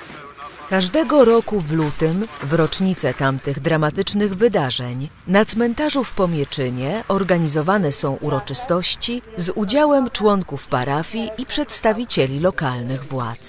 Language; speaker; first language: Polish; native; Polish